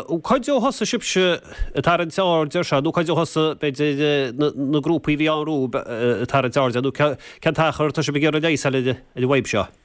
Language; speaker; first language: Irish; native; Irish